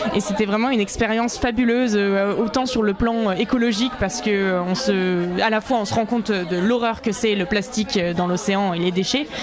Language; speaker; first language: French; native; French